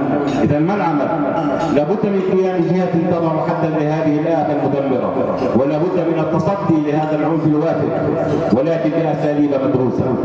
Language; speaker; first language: Arabic; native; Arabic